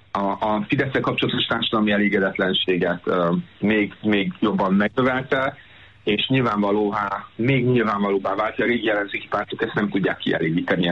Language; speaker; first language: Hungarian; native; Hungarian